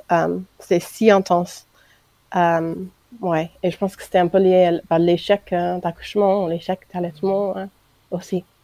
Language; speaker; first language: French; non-native, fluent; English